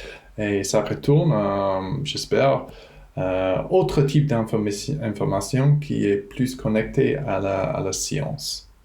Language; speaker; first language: French; non-native, fluent; English